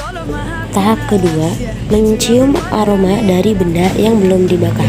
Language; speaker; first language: Indonesian; native; Indonesian